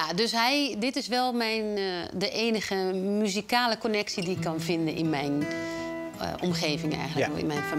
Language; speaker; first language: Dutch; native; Dutch